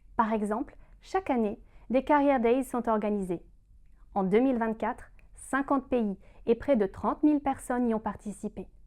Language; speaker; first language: French; native; French